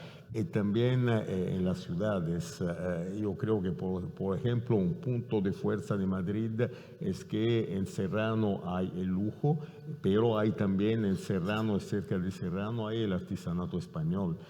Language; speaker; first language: Spanish; non-native, fluent; Italian